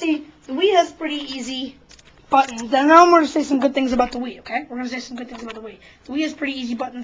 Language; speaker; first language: English; native; English